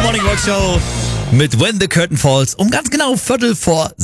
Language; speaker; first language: German; native; German